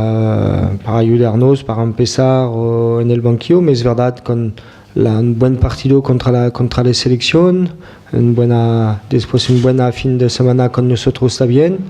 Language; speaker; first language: Spanish; non-native, fluent; French